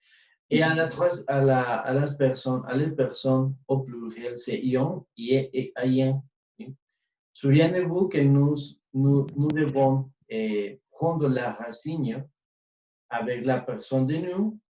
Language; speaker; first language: French; non-native, fluent; Spanish